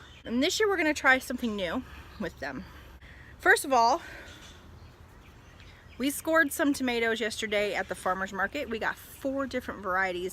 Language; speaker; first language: English; native; English